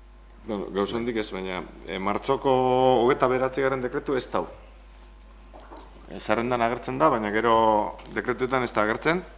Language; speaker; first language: Basque; native; Basque